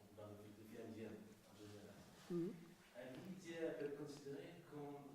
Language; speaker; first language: French; non-native, fluent; Russian